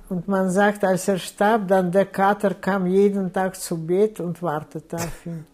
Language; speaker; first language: German; non-native, fluent; Russian